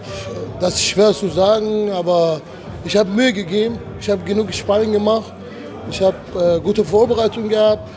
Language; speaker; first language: German; non-native, fluent; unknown